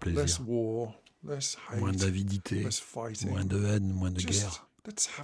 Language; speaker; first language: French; non-native, learner; English